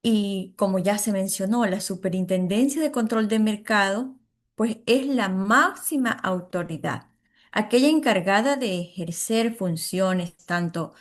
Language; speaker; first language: Spanish; native; Spanish